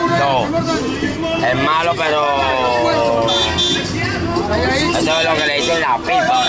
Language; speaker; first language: Spanish; native; Spanish